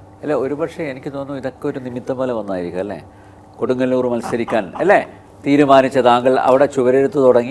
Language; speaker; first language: Malayalam; native; Malayalam